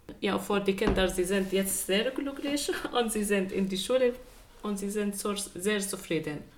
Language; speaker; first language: German; non-native, fluent; Arabic